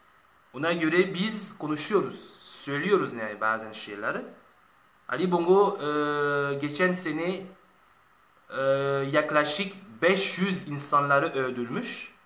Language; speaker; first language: Turkish; non-native, learner; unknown